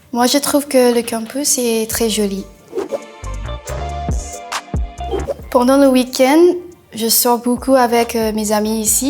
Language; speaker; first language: French; non-native, learner; English